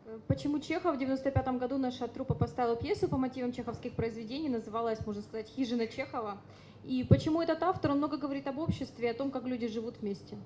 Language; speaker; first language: Russian; native; Russian